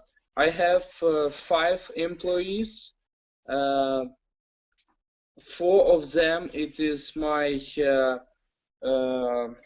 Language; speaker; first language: English; non-native, learner; Ukrainian